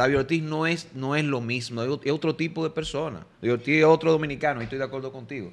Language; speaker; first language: Spanish; native; Spanish